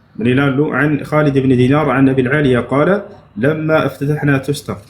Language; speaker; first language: Arabic; non-native, fluent; Amharic